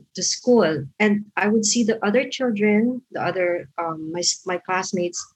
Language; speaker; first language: English; non-native, local second language; Filipino